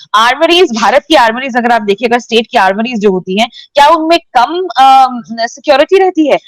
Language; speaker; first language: Hindi; non-native, local second language; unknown